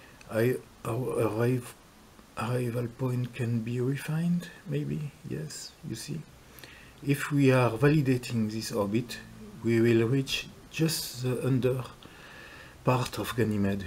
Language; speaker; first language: English; non-native, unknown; French